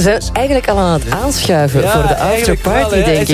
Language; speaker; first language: Dutch; native; Dutch